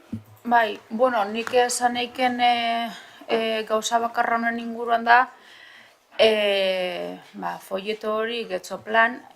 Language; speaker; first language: Basque; native; Basque